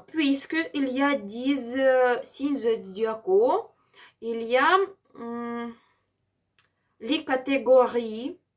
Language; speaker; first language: French; non-native, learner; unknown